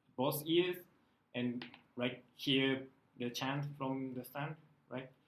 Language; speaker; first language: English; non-native, learner; Japanese